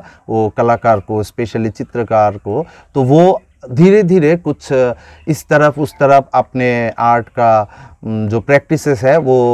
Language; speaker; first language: Hindi; non-native, fluent; Bangla